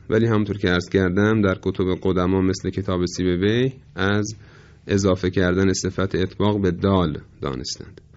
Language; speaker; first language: Persian; native; Persian